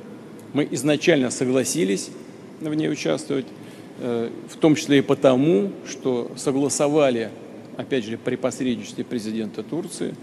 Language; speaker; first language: Russian; native; Russian